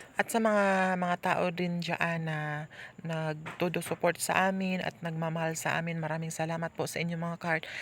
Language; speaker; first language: Filipino; native; Filipino